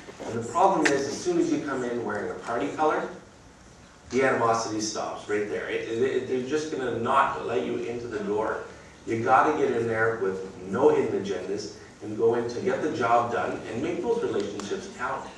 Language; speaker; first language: English; early bilingual, other home language; French